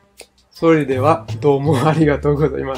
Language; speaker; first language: Japanese; non-native, learner; French